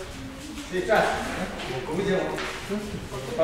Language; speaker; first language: Russian; non-native, learner; Serbian